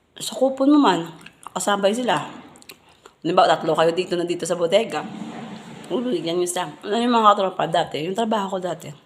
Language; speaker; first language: Filipino; non-native, local second language; Cebuano